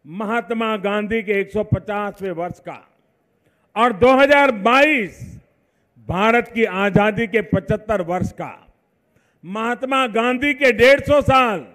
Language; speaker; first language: Hindi; non-native, local second language; Gujarati